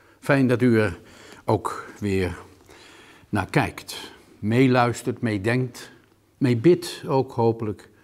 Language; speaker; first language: Dutch; native; Dutch